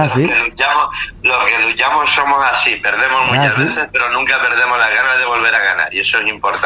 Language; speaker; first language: Spanish; native; Spanish